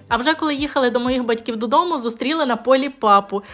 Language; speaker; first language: Ukrainian; native; Ukrainian